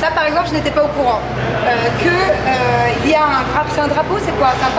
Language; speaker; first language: French; native; French